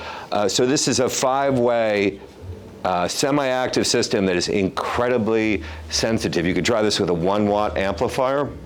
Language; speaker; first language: English; native; English